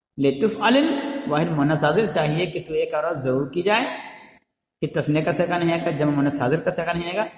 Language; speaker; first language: Urdu; native; Urdu